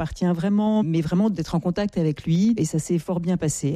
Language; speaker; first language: French; native; French